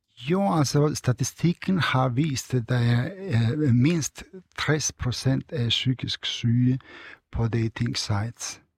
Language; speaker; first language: Danish; non-native, fluent; Serbian